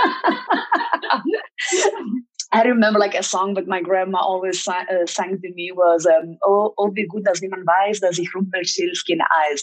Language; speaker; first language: English; non-native, fluent; Italian